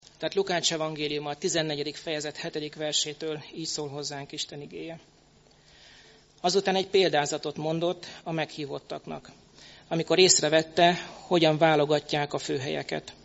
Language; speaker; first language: Hungarian; native; Hungarian